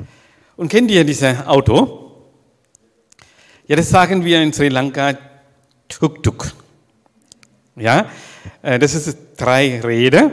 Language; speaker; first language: German; non-native, learner; Sinhala